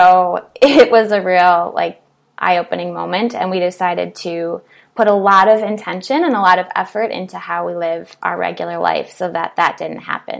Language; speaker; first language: English; native; English